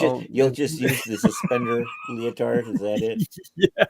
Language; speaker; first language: English; native; English